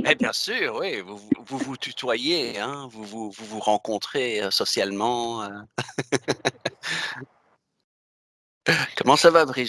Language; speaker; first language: French; native; French